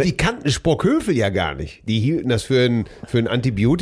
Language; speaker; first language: German; native; German